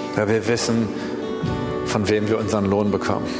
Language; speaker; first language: German; native; German